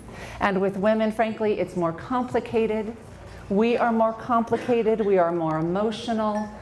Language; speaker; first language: English; native; English